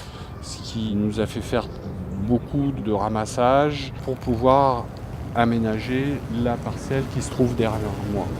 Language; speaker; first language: French; native; French